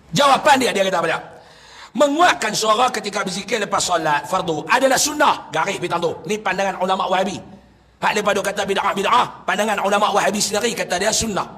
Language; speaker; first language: Malay; native; Malay